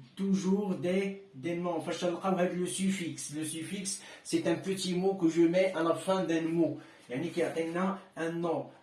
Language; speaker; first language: French; non-native, local second language; Arabic